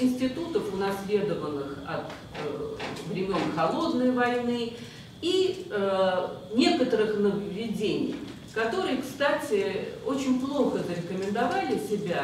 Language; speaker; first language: Russian; native; Russian